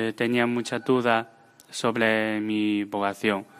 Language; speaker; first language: Spanish; non-native, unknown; Chinese